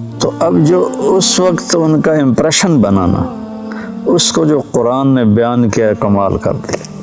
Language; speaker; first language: Urdu; non-native, local second language; Punjabi